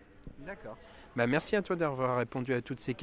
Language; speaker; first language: French; native; French